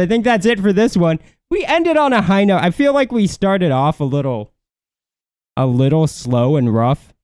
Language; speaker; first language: English; native; English